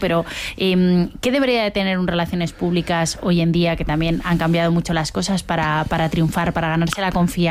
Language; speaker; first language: Spanish; native; Spanish